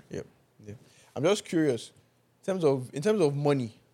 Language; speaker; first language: English; non-native, local second language; Yoruba